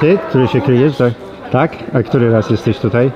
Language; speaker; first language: Polish; native; Polish